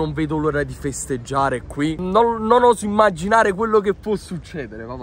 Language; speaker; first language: Italian; native; Italian